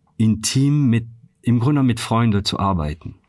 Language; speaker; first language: German; non-native, fluent; French